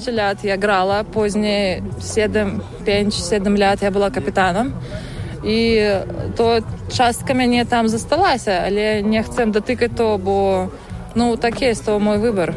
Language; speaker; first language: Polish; non-native, learner; Russian